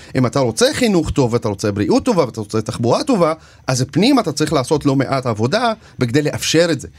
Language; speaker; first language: Hebrew; non-native, local second language; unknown